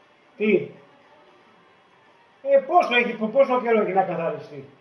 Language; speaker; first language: Greek; native; Greek